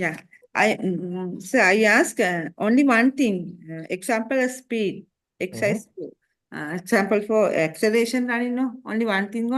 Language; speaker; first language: English; non-native, learner; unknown